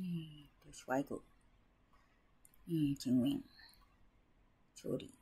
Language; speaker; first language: Cantonese; non-native, learner; Japanese